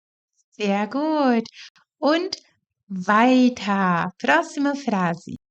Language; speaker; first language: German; non-native, fluent; Portuguese